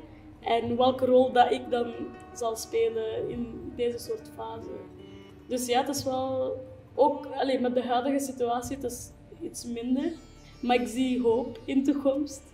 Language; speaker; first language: Dutch; non-native, fluent; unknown